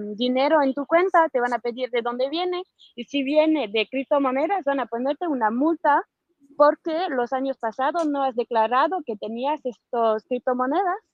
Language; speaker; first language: Spanish; non-native, fluent; French